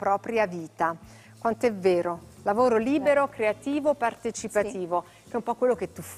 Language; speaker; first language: Italian; native; Italian